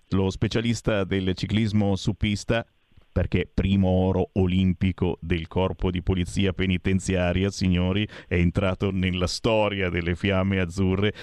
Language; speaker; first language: Italian; native; Italian